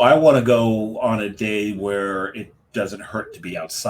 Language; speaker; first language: English; native; English